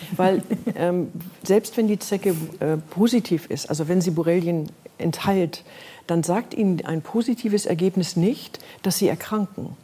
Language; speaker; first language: German; native; German